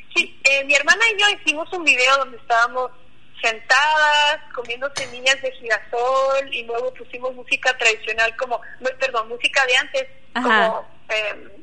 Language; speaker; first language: Spanish; non-native, local second language; Plautdietsch